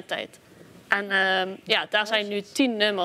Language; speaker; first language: Dutch; native; Dutch